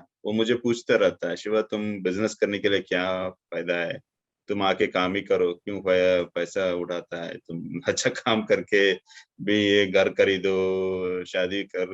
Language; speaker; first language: Hindi; non-native, local second language; Telugu